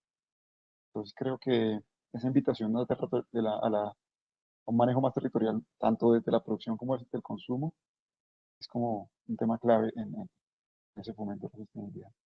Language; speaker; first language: Spanish; native; Spanish